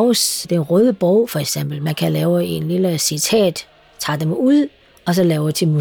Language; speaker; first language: Danish; non-native, fluent; Chinese